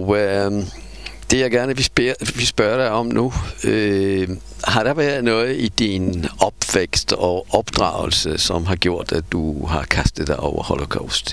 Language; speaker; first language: Danish; non-native, fluent; Polish